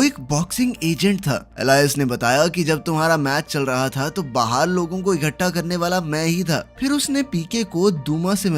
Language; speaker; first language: Hindi; native; Hindi